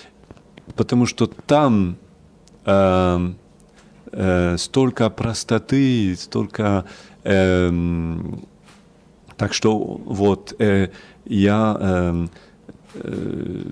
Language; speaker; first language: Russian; non-native, learner; French